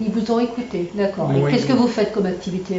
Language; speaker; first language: French; native; French